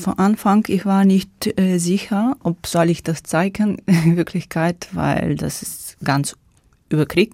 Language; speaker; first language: German; non-native, learner; Ukrainian